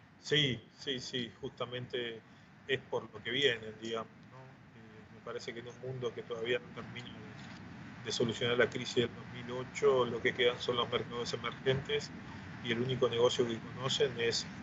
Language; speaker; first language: Spanish; native; Spanish